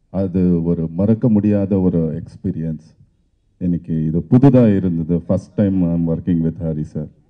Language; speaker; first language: Tamil; non-native, learner; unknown